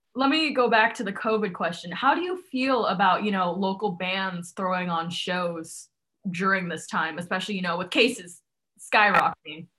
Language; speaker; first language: English; non-native, local second language; Cantonese